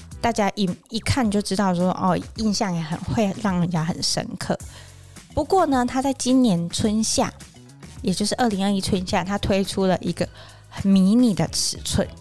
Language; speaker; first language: Chinese; native; Chinese